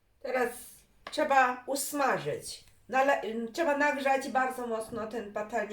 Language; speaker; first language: Polish; non-native, learner; Chinese